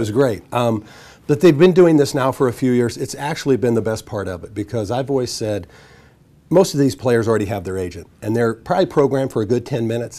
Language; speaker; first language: English; native; English